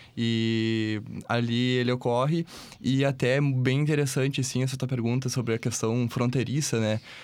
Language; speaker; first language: Portuguese; native; Portuguese